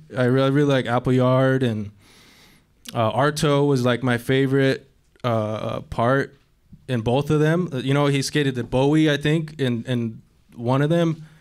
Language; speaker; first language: English; native; English